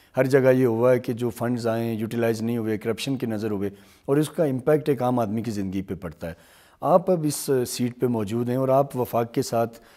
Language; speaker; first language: Urdu; native; Urdu